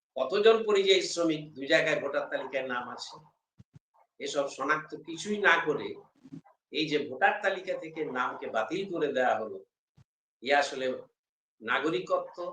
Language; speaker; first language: Bangla; native; Bangla